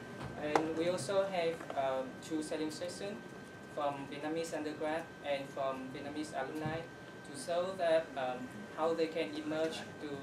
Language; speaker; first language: English; non-native, learner; Vietnamese